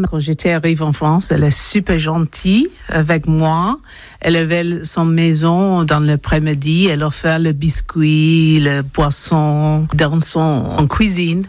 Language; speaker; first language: French; non-native, learner; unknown